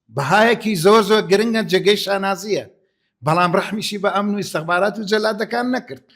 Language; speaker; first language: Central Kurdish; native; Central Kurdish